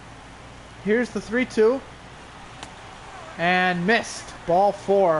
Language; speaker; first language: English; native; English